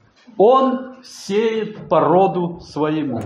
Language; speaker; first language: Polish; non-native, learner; Russian